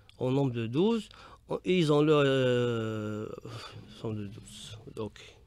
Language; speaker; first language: French; non-native, local second language; Arabic